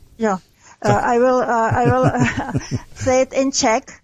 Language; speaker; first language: English; non-native, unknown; Czech